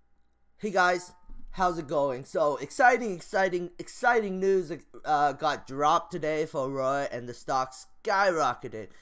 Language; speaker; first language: English; native; English